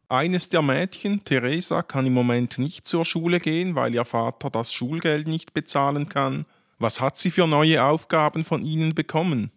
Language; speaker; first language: German; native; German